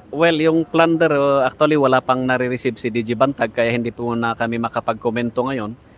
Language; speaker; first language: Filipino; native; Filipino